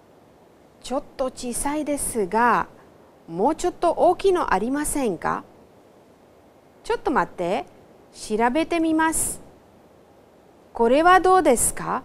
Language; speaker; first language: Japanese; non-native, fluent; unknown